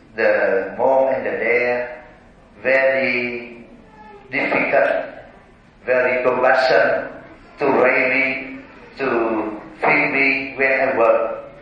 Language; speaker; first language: English; non-native, learner; Vietnamese